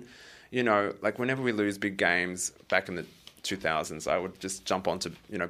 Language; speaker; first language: English; native; English